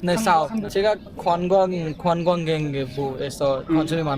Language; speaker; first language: Korean; non-native, learner; Hindi